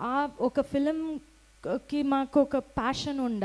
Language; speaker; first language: Telugu; non-native, local second language; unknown